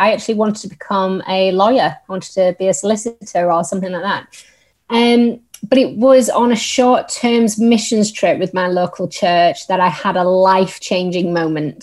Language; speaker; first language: English; native; English